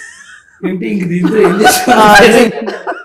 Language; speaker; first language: Telugu; native; Telugu